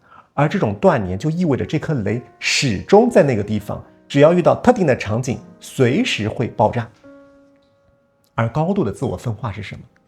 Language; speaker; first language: Chinese; native; Chinese